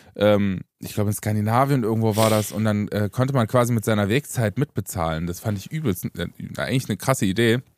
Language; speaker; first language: German; early bilingual, other home language; Romanian